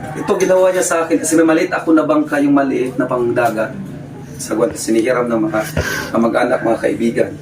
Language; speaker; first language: Filipino; non-native, local second language; Cebuano